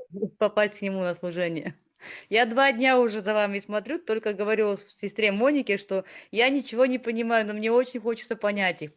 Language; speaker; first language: Russian; native; Russian